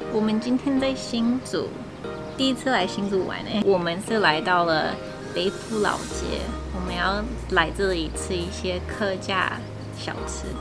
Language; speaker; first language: Chinese; non-native, fluent; English